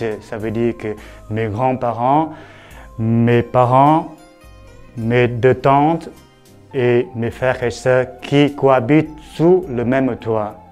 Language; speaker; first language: French; non-native, fluent; Vietnamese